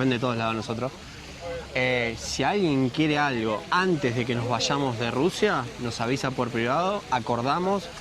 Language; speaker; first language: Spanish; native; Spanish